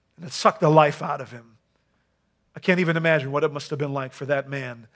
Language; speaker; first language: English; non-native, fluent; Dutch